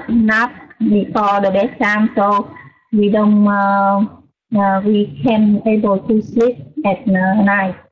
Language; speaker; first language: English; non-native, learner; Vietnamese